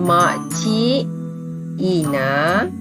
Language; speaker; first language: Malay; native; Malay